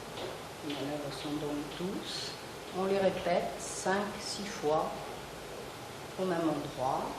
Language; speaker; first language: French; native; French